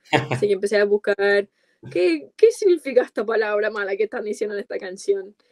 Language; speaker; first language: Spanish; non-native, fluent; English